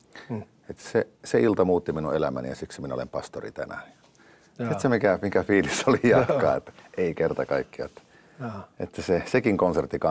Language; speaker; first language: Finnish; native; Finnish